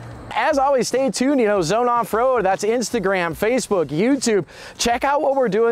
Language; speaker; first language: English; native; English